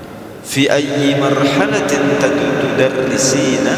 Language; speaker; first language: Arabic; non-native, fluent; Indonesian